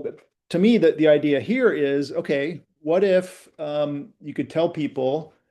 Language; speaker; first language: English; native; English